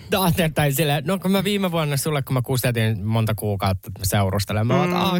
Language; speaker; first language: Finnish; native; Finnish